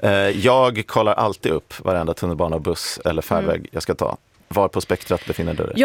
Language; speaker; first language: Swedish; native; Swedish